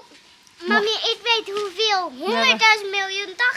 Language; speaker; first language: Dutch; early bilingual, other home language; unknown